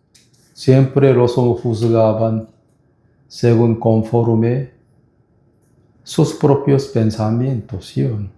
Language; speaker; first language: Spanish; non-native, fluent; Korean